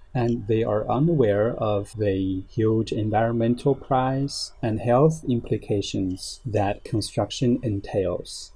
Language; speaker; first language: English; non-native, fluent; Chinese